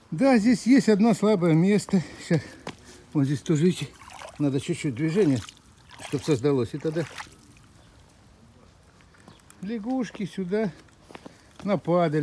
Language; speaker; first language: Russian; native; Russian